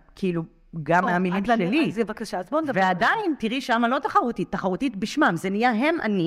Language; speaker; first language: Hebrew; native; Hebrew